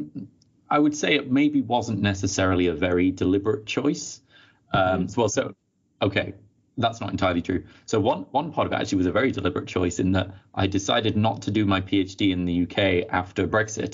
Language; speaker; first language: English; native; English